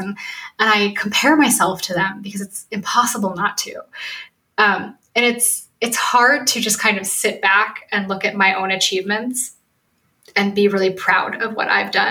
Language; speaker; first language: English; native; English